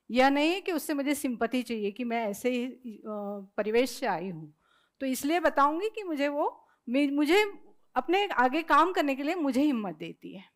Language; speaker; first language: Hindi; non-native, local second language; Marathi